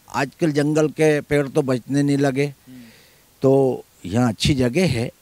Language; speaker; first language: Hindi; native; Hindi